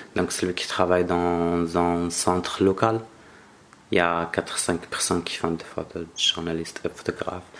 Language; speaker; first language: French; non-native, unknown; Arabic